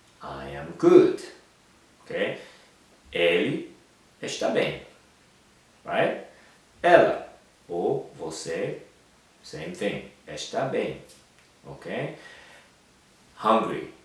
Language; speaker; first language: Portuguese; non-native, fluent; Japanese